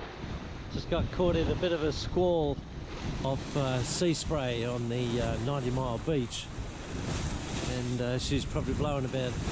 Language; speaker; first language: English; native; English